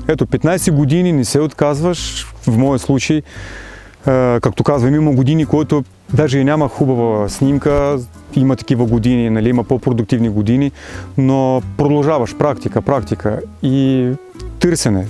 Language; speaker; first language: Bulgarian; non-native, fluent; Russian